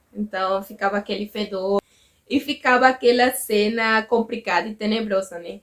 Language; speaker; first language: Portuguese; non-native, fluent; Spanish